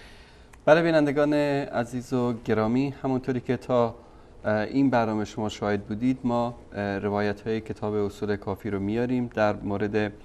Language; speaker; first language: Persian; native; Persian